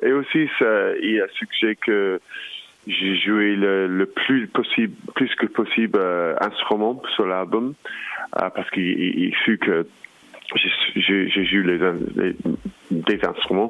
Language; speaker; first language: French; non-native, learner; English